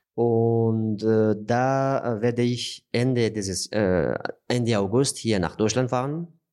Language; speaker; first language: German; non-native, fluent; Persian